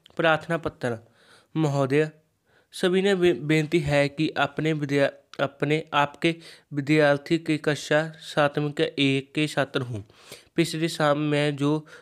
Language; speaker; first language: Hindi; non-native, local second language; Punjabi